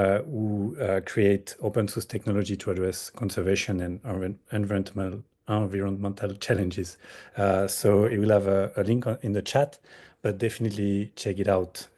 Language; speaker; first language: English; non-native, fluent; French